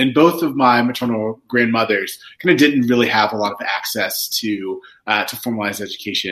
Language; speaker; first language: English; native; English